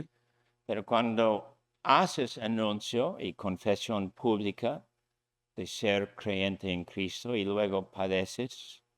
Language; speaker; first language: Spanish; non-native, fluent; English